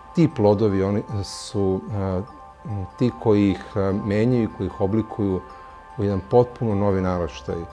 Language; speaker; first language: Serbian; native; Serbian